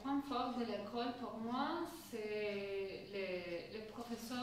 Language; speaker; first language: French; non-native, learner; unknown